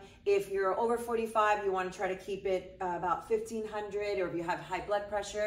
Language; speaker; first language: English; native; English